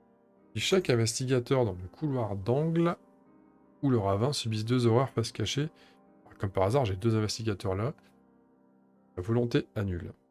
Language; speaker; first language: French; native; French